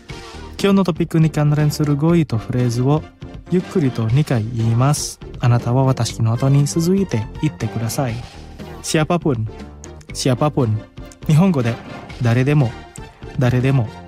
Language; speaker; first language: Japanese; non-native, fluent; Indonesian